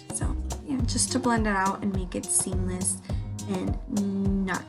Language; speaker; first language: English; native; English